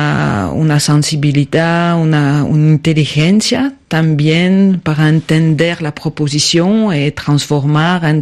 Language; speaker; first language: Spanish; non-native, fluent; French